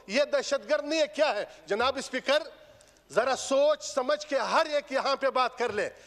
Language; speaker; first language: Urdu; non-native, local second language; Pashto